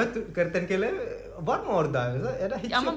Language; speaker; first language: Turkish; non-native, learner; Indonesian